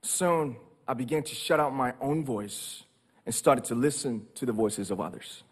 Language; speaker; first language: English; non-native, fluent; Korean